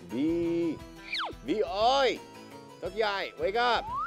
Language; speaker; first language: Vietnamese; non-native, learner; English